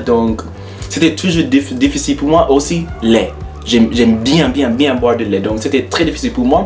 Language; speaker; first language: French; non-native, learner; English